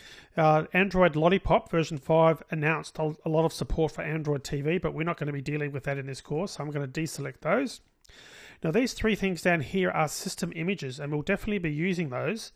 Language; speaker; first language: English; native; English